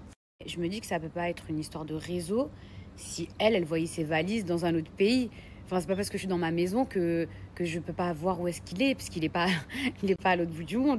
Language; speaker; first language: French; native; French